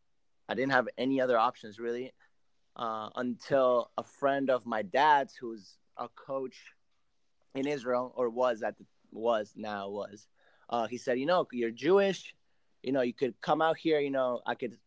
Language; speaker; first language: English; early bilingual, other home language; Spanish